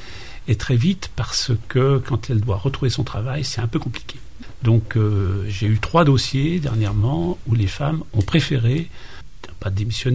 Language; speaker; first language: French; native; French